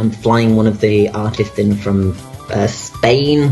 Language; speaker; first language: English; native; English